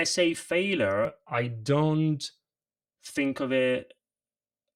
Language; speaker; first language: English; non-native, fluent; Italian